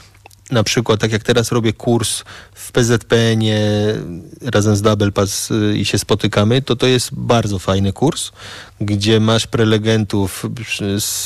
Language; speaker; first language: Polish; early bilingual, heritage; Polish